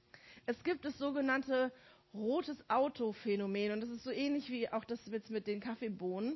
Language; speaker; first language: German; native; German